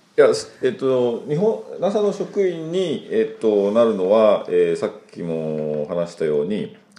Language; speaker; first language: Japanese; native; Japanese